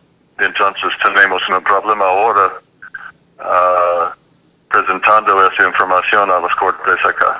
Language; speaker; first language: Spanish; non-native, fluent; English